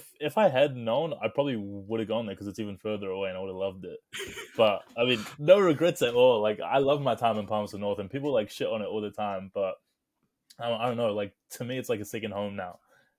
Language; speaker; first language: English; native; English